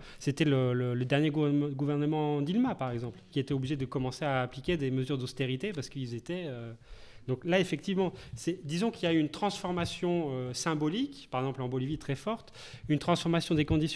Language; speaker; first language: French; native; French